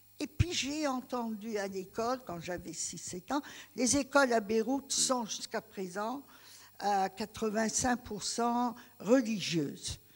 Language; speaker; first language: French; non-native, local second language; Greek